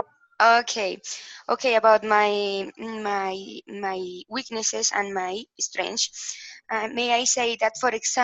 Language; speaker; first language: English; non-native, learner; Spanish